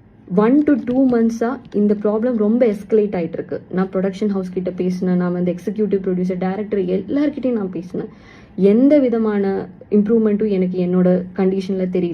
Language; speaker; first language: Tamil; non-native, local second language; Malayalam